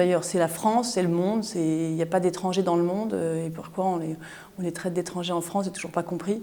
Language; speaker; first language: French; native; French